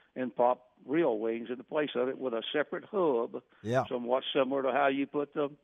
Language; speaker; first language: English; native; English